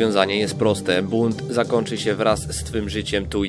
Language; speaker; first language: Polish; native; Polish